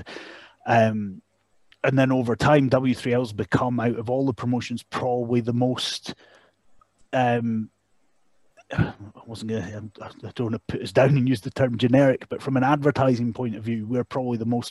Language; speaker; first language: English; native; English